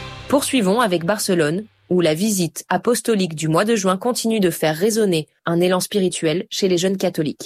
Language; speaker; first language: French; native; French